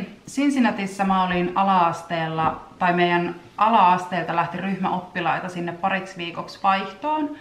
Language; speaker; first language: Finnish; native; Finnish